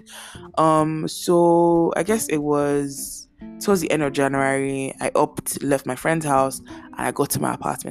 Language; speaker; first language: English; non-native, local second language; Yoruba